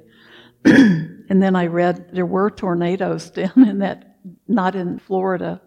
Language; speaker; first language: English; native; English